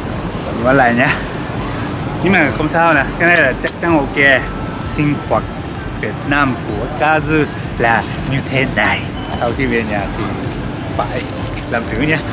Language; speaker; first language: Vietnamese; non-native, learner; Japanese